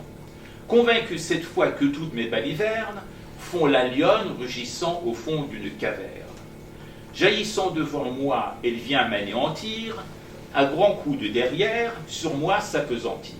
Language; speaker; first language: French; non-native, fluent; Persian